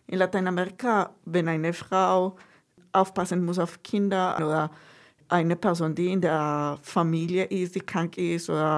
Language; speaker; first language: German; non-native, fluent; Spanish